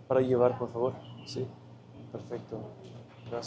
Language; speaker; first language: Spanish; non-native, fluent; German